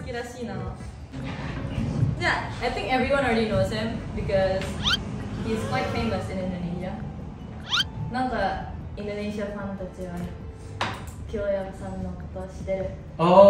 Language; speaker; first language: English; non-native, fluent; Indonesian